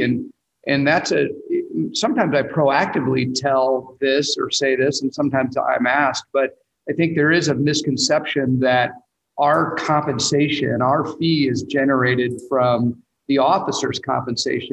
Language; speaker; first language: English; native; English